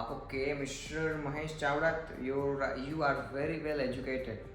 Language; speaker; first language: English; non-native, local second language; Gujarati